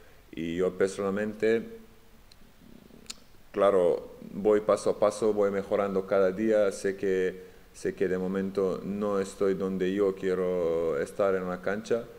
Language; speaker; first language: Spanish; non-native, fluent; Serbian